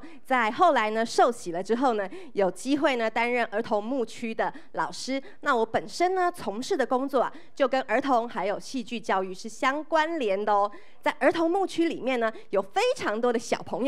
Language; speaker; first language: Chinese; native; Chinese